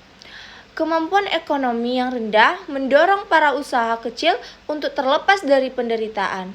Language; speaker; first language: Indonesian; native; Indonesian